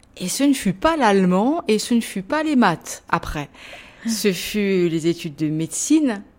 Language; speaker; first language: French; native; French